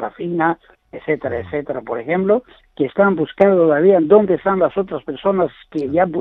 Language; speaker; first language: Spanish; non-native, learner; Greek